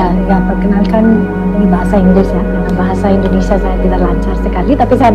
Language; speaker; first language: Indonesian; non-native, learner; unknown